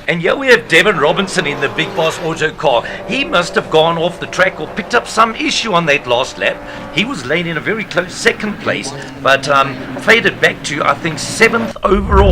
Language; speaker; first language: English; native; English